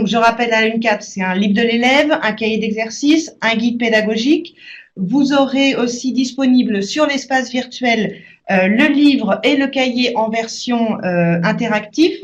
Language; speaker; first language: French; native; French